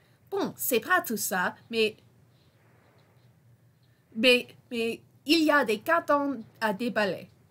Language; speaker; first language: French; non-native, fluent; English